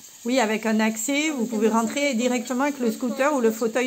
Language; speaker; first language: French; native; French